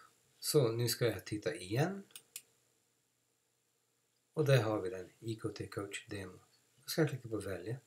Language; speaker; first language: Swedish; non-native, fluent; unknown